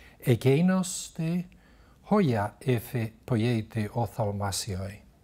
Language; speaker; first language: Greek; non-native, fluent; Spanish